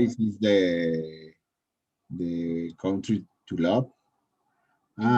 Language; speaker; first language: English; non-native, learner; Spanish